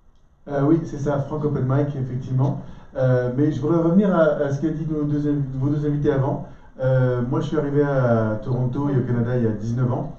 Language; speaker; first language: French; native; French